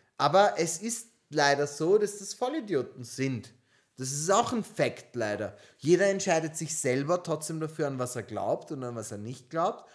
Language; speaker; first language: German; early bilingual, other home language; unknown